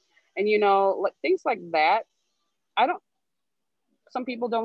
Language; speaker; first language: English; native; English